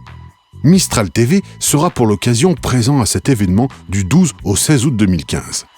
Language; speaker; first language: French; native; French